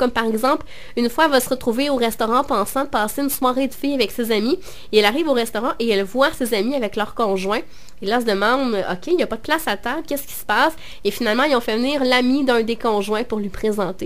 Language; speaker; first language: French; native; French